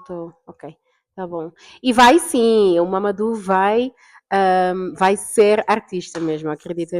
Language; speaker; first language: Portuguese; non-native, fluent; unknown